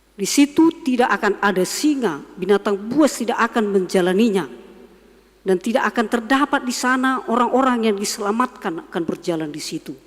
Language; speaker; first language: Indonesian; non-native, local second language; Batak Toba